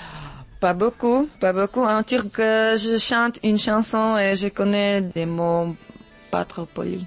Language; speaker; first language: French; non-native, learner; Czech